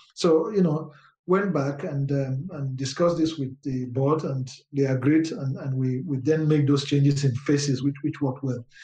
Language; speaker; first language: English; non-native, local second language; Yoruba